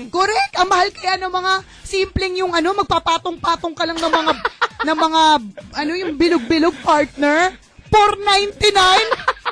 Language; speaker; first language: Filipino; native; Filipino